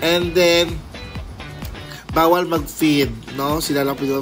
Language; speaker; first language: Filipino; non-native, local second language; Hiligaynon